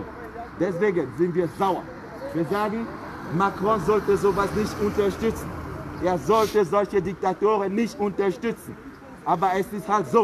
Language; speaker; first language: German; non-native, fluent; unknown